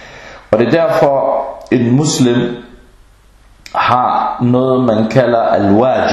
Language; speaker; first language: Danish; early bilingual, other home language; Arabic